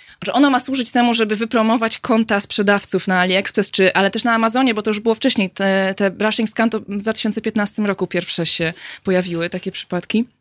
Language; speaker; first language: Polish; native; Polish